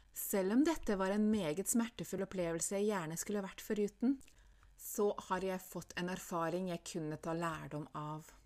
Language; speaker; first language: Norwegian; non-native, fluent; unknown